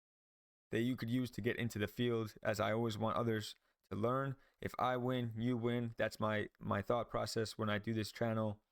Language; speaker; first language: English; native; English